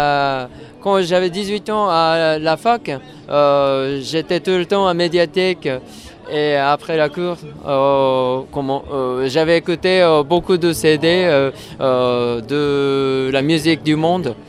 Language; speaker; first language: French; non-native, fluent; Japanese